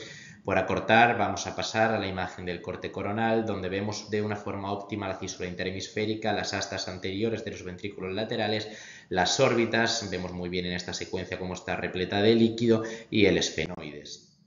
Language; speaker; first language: Spanish; native; Spanish